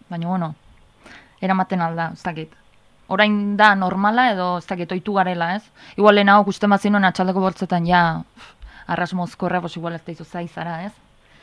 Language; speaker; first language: Basque; native; Basque